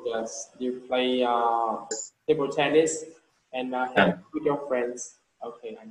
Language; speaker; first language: English; non-native, learner; Vietnamese